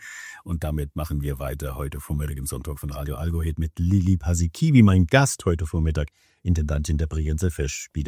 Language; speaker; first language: German; native; German